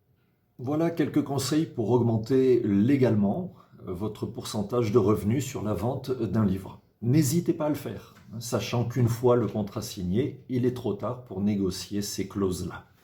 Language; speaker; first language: French; native; French